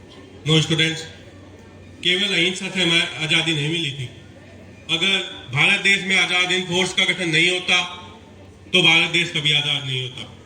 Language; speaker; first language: Hindi; native; Hindi